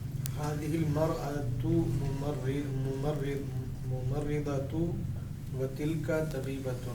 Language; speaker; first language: Arabic; non-native, learner; Urdu